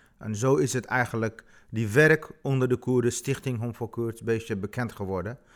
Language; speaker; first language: Dutch; non-native, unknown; Kurdish